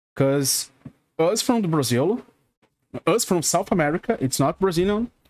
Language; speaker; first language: English; non-native, fluent; Portuguese